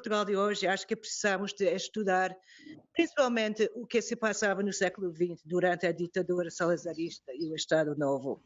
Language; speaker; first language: Portuguese; non-native, fluent; English